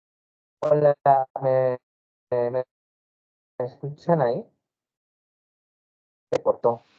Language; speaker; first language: Spanish; native; Spanish